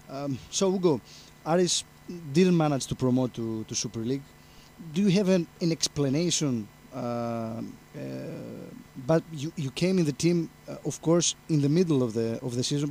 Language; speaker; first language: English; non-native, fluent; Greek